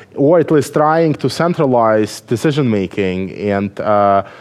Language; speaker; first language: English; non-native, fluent; Russian